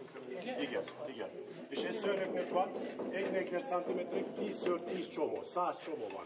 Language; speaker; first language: Hungarian; non-native, learner; Turkish